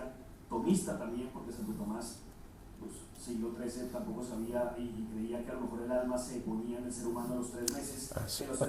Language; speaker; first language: Spanish; native; Spanish